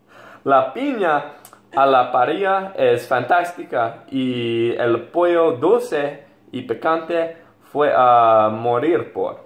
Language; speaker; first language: Spanish; non-native, learner; English